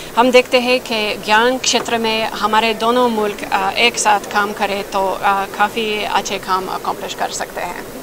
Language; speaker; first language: Hindi; non-native, fluent; English